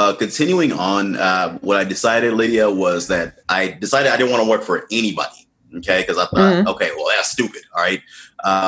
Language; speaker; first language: English; native; English